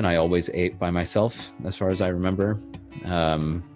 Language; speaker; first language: English; native; English